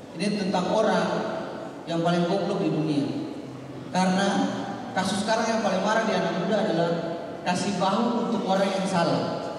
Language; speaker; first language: Indonesian; native; Indonesian